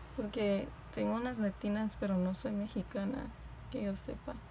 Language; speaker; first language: Spanish; early bilingual, heritage; Spanish